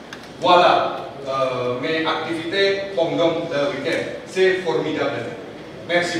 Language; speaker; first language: French; non-native, learner; Indonesian